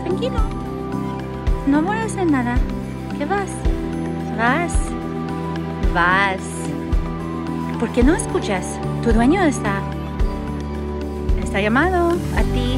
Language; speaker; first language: Spanish; non-native, learner; English